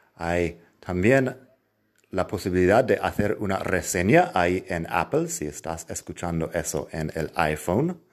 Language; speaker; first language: Spanish; non-native, fluent; English